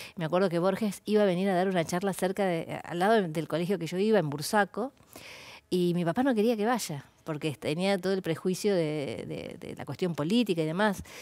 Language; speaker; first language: Spanish; native; Spanish